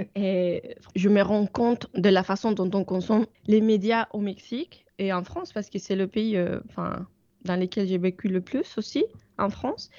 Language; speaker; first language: French; non-native, fluent; Spanish